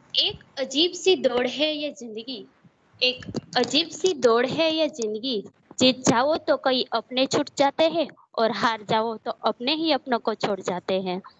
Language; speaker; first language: Hindi; non-native, local second language; Gujarati